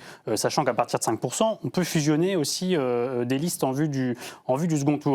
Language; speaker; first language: French; native; French